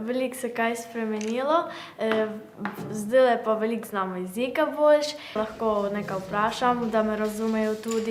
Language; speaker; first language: Slovenian; non-native, learner; Ukrainian